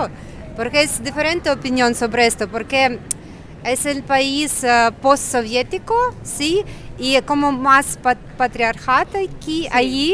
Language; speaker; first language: Spanish; non-native, learner; Ukrainian